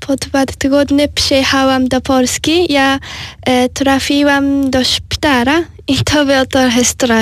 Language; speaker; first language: Polish; non-native, learner; Japanese